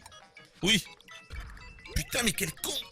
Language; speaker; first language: French; native; French